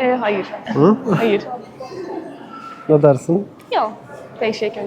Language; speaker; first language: Turkish; non-native, fluent; Russian